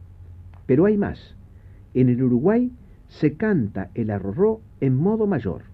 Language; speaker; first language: Spanish; native; Spanish